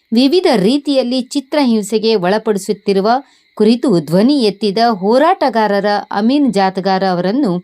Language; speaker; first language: Kannada; native; Kannada